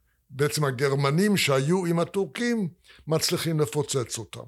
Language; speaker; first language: Hebrew; non-native, fluent; English